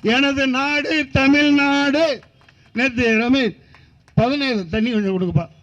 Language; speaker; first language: Tamil; native; Tamil